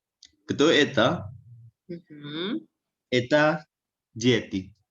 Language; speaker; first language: Russian; non-native, learner; Indonesian